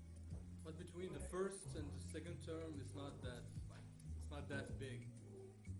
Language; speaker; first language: English; non-native, fluent; Arabic